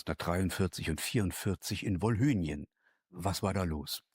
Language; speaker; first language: German; native; German